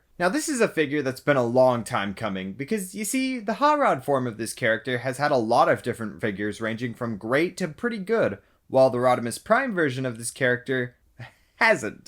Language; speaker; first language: English; native; English